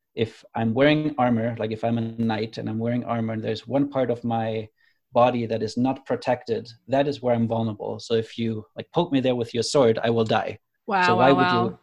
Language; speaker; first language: English; non-native, fluent; German